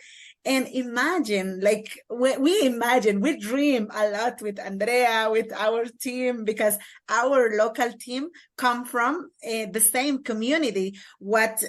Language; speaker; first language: English; non-native, learner; Kaqchikel